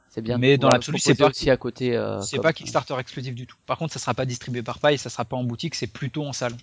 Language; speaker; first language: French; native; French